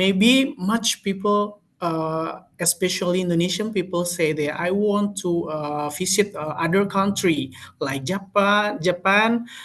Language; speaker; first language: English; non-native, learner; Indonesian